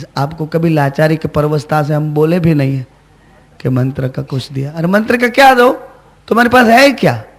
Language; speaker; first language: Hindi; non-native, local second language; Gujarati